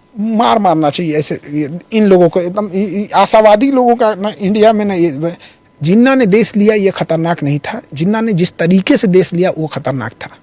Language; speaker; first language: Hindi; native; Hindi